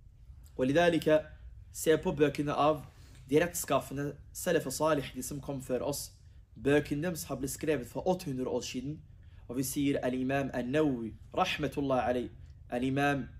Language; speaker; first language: Norwegian; early bilingual, other home language; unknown